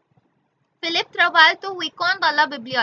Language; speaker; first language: French; non-native, learner; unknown